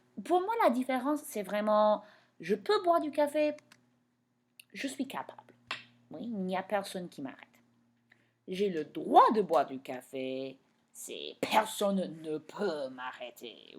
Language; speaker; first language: French; non-native, fluent; English